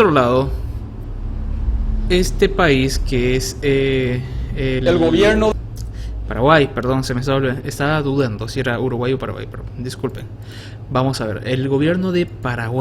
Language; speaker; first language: Spanish; native; Spanish